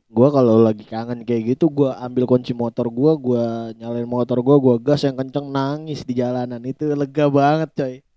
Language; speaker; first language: Indonesian; native; Indonesian